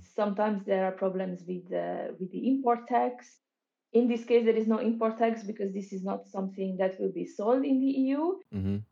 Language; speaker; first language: English; non-native, fluent; Hungarian